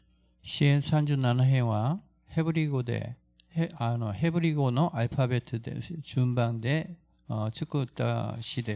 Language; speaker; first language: Japanese; non-native, fluent; Korean